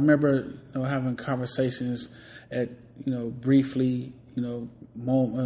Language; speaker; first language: English; native; English